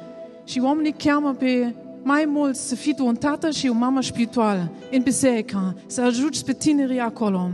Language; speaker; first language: Romanian; non-native, learner; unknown